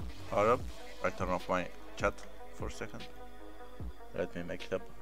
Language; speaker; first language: English; non-native, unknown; Bulgarian